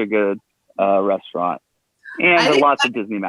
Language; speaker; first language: English; native; English